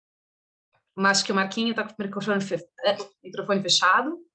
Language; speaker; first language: Portuguese; native; Portuguese